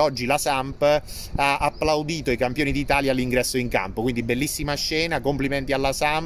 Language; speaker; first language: Italian; native; Italian